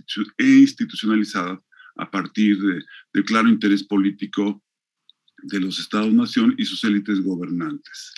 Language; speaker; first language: Spanish; native; Spanish